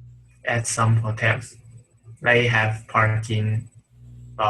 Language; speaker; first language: English; non-native, learner; Chinese